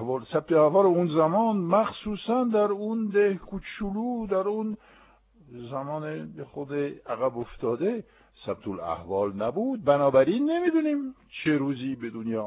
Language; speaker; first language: Persian; non-native, fluent; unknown